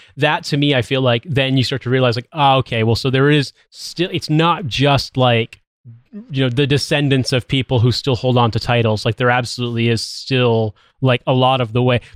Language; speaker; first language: English; native; English